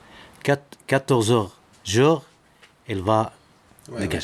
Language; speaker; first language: French; non-native, learner; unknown